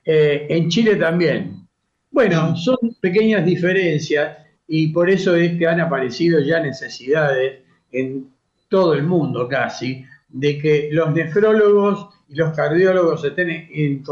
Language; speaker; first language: Spanish; native; Spanish